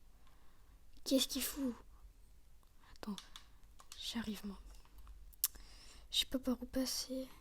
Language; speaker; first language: French; native; French